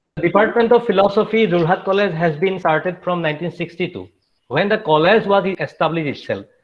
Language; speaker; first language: English; non-native, local second language; Assamese